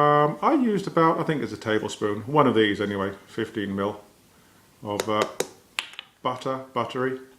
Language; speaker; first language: English; native; English